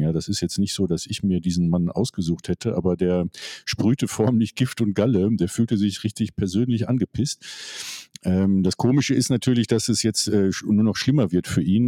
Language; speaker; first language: German; native; German